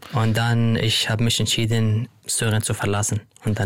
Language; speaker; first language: German; non-native, learner; Arabic